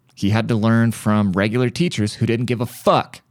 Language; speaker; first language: English; early bilingual, other home language; German